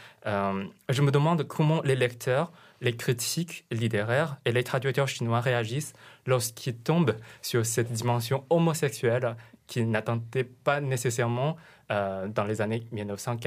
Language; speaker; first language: French; non-native, fluent; Chinese